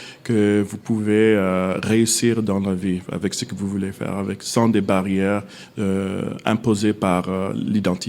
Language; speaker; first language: French; non-native, fluent; English